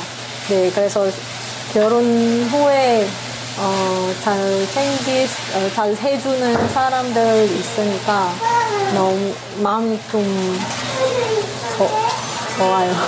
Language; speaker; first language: Korean; non-native, local second language; Indonesian